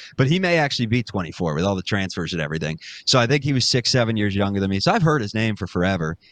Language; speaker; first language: English; native; English